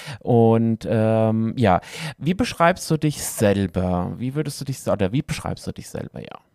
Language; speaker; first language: German; native; German